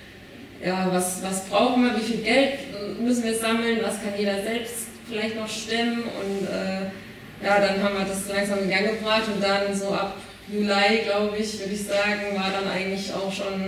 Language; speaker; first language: German; native; German